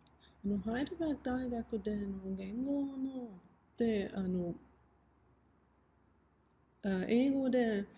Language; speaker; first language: Japanese; non-native, fluent; German